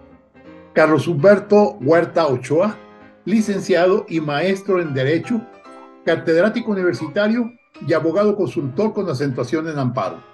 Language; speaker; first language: Spanish; native; Spanish